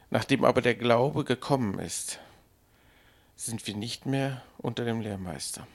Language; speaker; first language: German; native; German